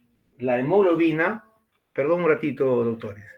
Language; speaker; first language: Spanish; native; Spanish